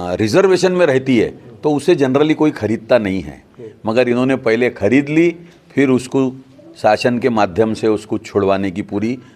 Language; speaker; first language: Hindi; non-native, local second language; Sindhi